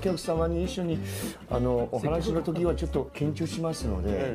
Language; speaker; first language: Japanese; non-native, learner; Chinese